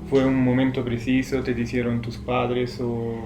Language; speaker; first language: Spanish; non-native, fluent; Italian